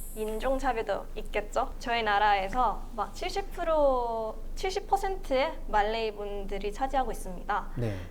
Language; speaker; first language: Korean; non-native, fluent; Malay